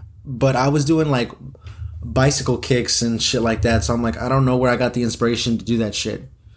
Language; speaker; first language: English; early bilingual, other home language; Spanish